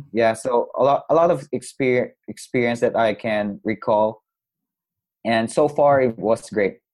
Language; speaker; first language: English; non-native, local second language; Cebuano